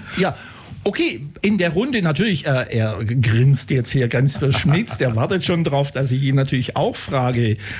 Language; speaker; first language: German; native; German